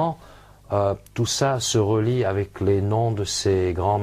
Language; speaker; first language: French; non-native, fluent; English